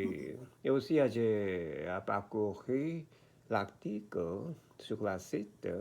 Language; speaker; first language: French; non-native, learner; Korean